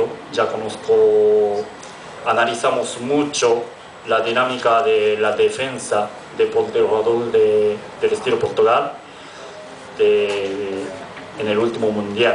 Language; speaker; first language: Spanish; non-native, fluent; Japanese